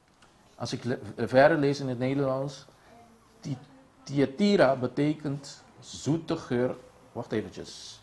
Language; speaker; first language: Dutch; non-native, local second language; Papiamento